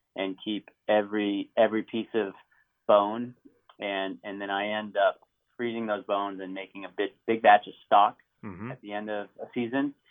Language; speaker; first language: English; native; English